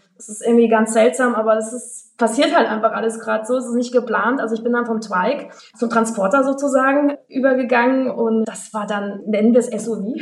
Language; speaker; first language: German; native; German